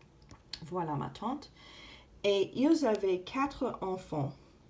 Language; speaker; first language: French; non-native, fluent; English